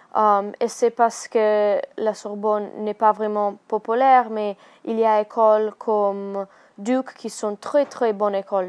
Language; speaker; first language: French; non-native, learner; Italian